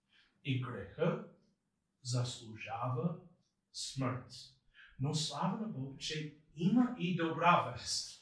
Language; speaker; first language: Bulgarian; non-native, fluent; English